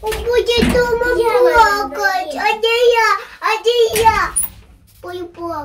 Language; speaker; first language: Russian; early bilingual, heritage; Russian